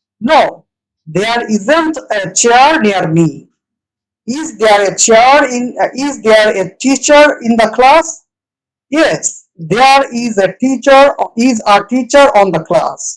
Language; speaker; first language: English; non-native, local second language; Bangla